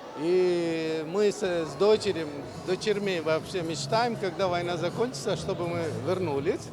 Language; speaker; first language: Russian; non-native, fluent; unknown